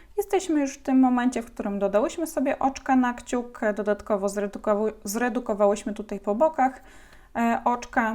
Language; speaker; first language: Polish; native; Polish